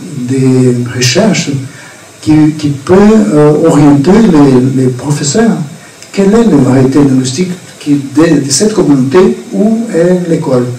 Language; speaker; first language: French; non-native, fluent; Portuguese